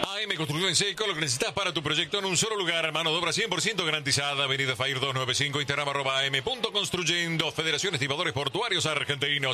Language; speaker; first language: Spanish; native; Spanish